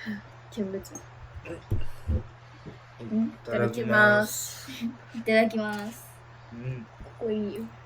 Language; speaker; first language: Japanese; non-native, local second language; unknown